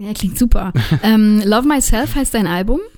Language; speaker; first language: German; native; German